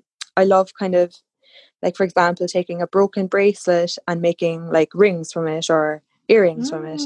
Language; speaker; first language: English; native; English